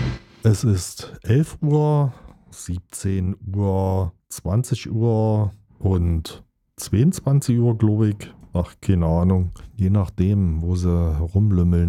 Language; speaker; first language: German; native; German